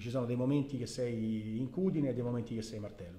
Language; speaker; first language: Italian; native; Italian